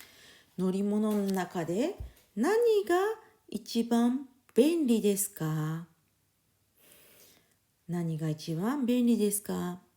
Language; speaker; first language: Japanese; non-native, fluent; French